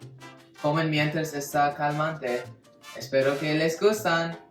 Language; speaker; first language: Spanish; non-native, learner; English